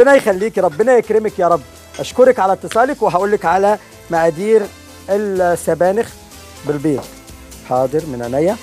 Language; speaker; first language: Arabic; native; Arabic